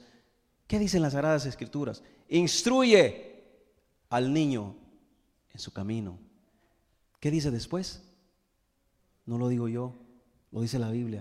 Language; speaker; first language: Spanish; native; Spanish